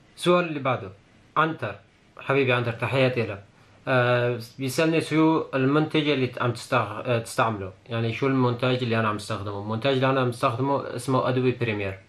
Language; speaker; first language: Arabic; non-native, local second language; Kurdish